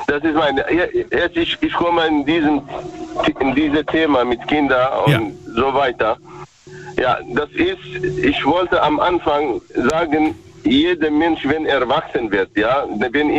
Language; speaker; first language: German; non-native, learner; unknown